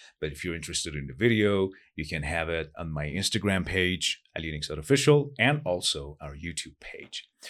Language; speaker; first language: English; non-native, fluent; Persian